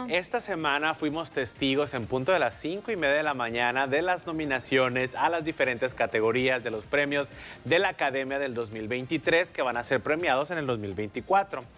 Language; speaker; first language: Spanish; native; Spanish